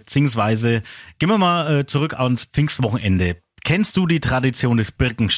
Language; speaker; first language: German; native; German